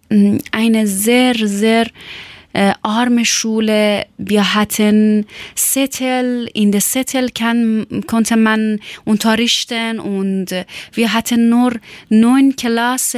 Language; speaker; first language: German; non-native, learner; Persian